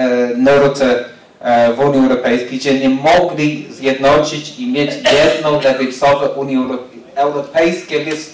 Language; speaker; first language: Polish; non-native, fluent; English